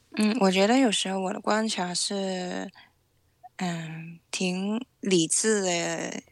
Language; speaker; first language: Chinese; non-native, local second language; Cantonese